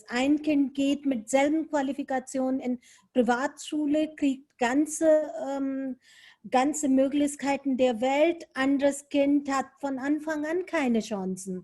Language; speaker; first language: German; non-native, fluent; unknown